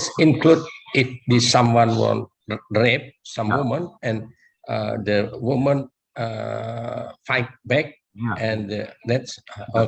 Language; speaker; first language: English; non-native, learner; Indonesian